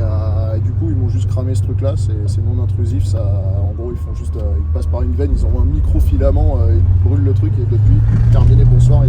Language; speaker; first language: French; native; French